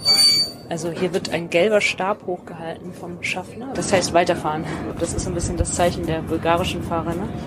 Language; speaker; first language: German; native; German